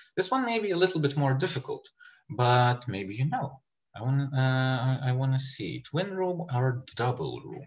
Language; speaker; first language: English; non-native, fluent; Lithuanian